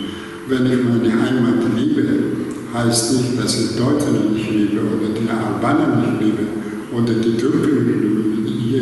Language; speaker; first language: German; non-native, learner; Greek